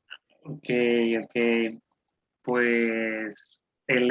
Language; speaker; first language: Spanish; non-native, fluent; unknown